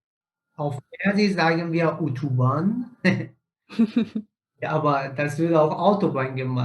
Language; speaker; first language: German; non-native, fluent; Persian